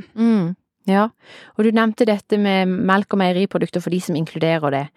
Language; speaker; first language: Norwegian; native; Norwegian